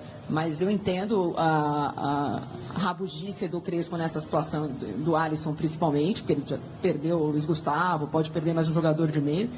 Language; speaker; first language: Portuguese; native; Portuguese